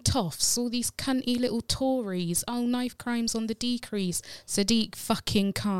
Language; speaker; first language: English; native; English